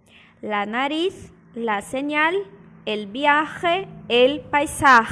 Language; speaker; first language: Spanish; non-native, fluent; Portuguese